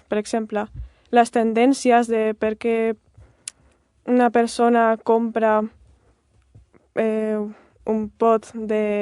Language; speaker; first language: Catalan; non-native, local second language; Spanish